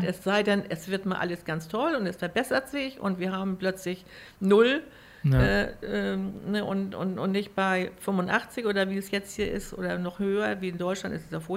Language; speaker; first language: German; native; German